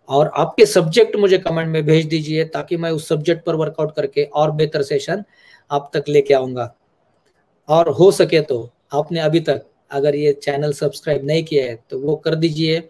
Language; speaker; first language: Hindi; non-native, local second language; Marathi